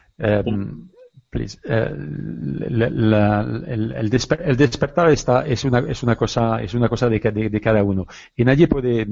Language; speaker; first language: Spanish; non-native, learner; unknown